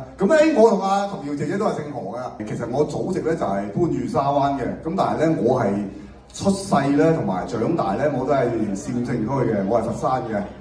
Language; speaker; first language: Cantonese; native; Cantonese